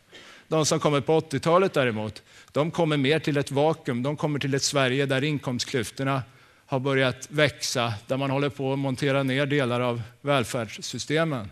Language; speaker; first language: Swedish; native; Swedish